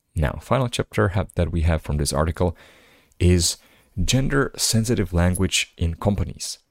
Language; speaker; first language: English; non-native, fluent; Slovak